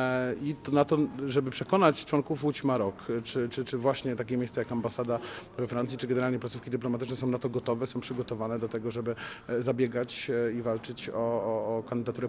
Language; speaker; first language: Polish; native; Polish